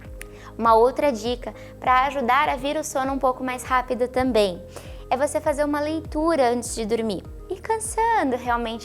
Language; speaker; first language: Portuguese; native; Portuguese